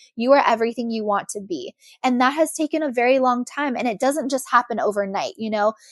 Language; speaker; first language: English; native; English